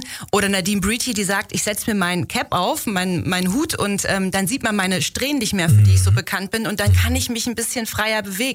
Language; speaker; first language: German; native; German